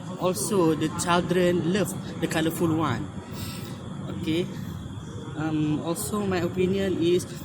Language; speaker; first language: English; non-native, learner; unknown